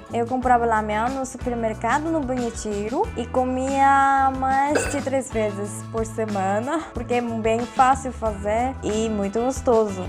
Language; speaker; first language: Portuguese; non-native, fluent; Korean